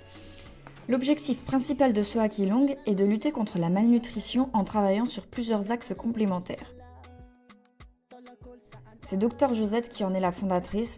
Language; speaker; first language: French; native; French